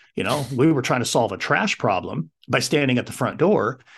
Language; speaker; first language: English; native; English